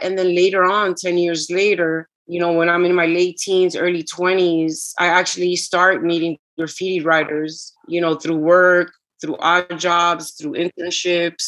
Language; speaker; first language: English; early bilingual, other home language; Spanish